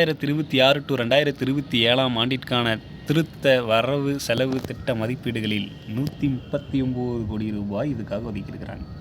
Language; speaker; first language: Tamil; native; Tamil